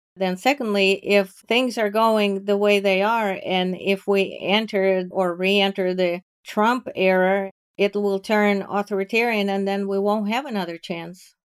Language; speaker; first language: English; non-native, fluent; Ukrainian